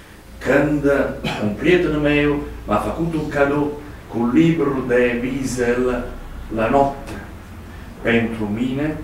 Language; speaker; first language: Romanian; non-native, learner; Italian